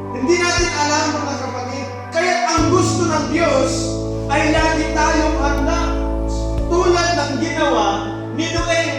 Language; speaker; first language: Filipino; non-native, local second language; Iloko